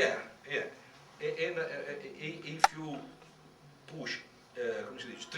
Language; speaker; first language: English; non-native, learner; Italian